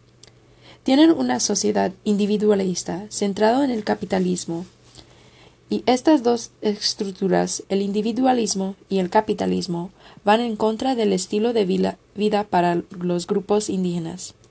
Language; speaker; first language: Spanish; non-native, fluent; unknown